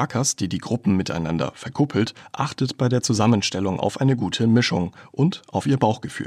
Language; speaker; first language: German; native; German